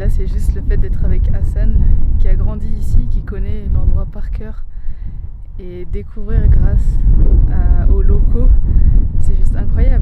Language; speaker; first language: French; native; French